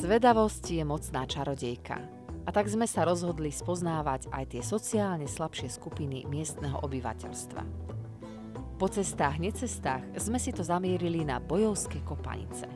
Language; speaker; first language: Slovak; native; Slovak